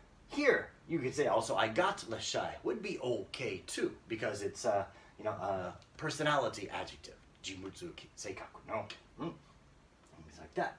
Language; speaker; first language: English; native; English